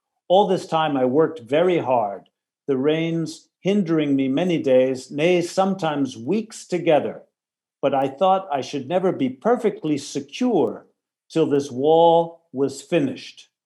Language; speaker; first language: English; native; English